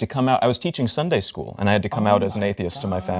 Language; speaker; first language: English; native; English